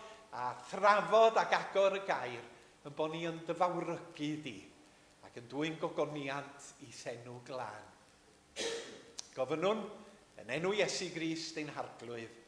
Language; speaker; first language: Welsh; native; Welsh